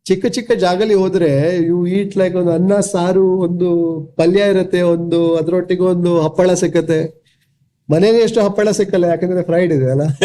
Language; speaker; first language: Kannada; non-native, local second language; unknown